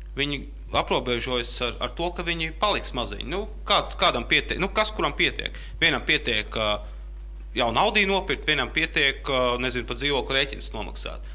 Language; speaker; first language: Latvian; native; Latvian